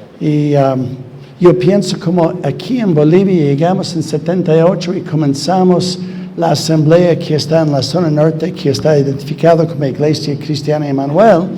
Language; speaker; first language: Spanish; non-native, fluent; English